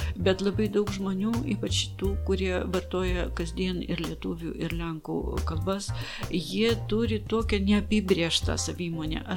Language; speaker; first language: Lithuanian; non-native, local second language; Polish